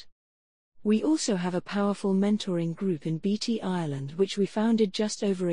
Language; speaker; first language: English; native; English